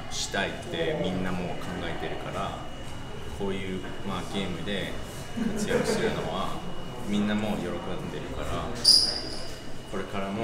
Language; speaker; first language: Japanese; non-native, learner; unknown